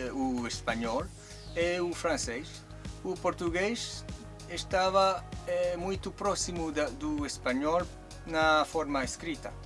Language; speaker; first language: Portuguese; non-native, learner; Chinese